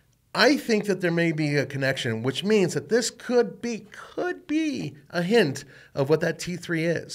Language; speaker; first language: English; native; English